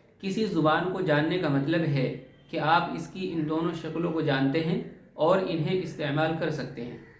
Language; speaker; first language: Urdu; native; Urdu